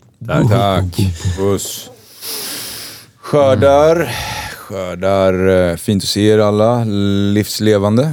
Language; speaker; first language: Swedish; native; Swedish